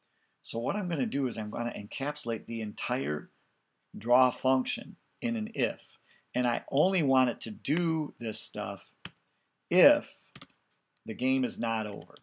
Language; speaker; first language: English; native; English